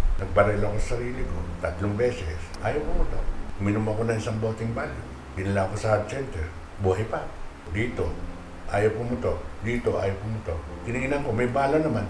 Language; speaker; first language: Filipino; native; Filipino